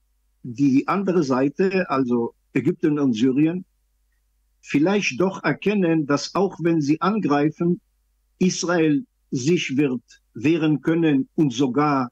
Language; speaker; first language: German; non-native, fluent; Hebrew